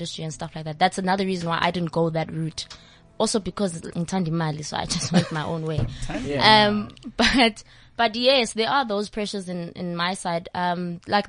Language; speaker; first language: English; non-native, local second language; Southern Sotho